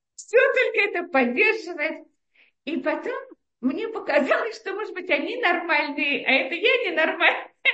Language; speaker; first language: Russian; native; Russian